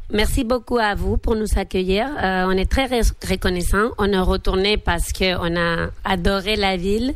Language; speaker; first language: French; non-native, fluent; Spanish